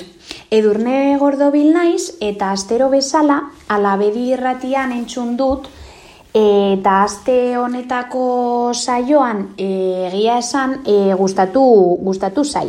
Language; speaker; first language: Basque; non-native, local second language; Spanish